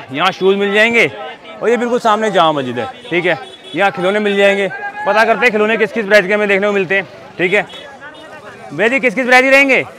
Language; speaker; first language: Hindi; native; Hindi